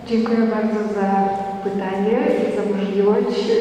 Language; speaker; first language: Polish; non-native, learner; Lithuanian